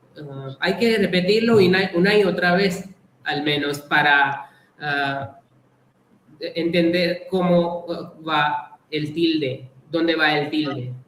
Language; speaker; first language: Spanish; non-native, fluent; Hindi